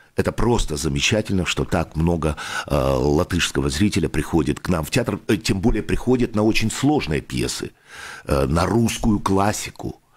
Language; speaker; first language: Russian; native; Russian